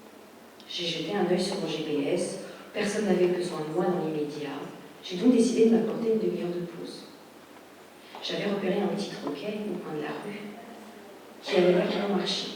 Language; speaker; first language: French; native; French